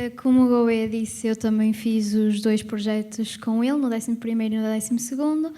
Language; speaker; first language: Portuguese; native; Portuguese